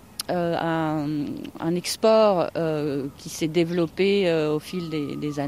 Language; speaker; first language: French; non-native, fluent; Norwegian